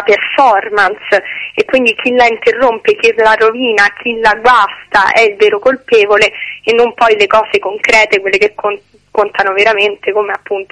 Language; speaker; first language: Italian; native; Italian